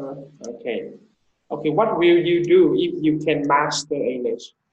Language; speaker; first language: English; non-native, fluent; Vietnamese